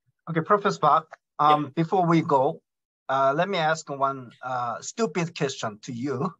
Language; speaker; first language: English; non-native, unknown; Korean